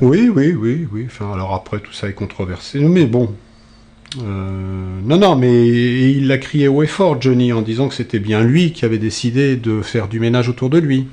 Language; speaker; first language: French; native; French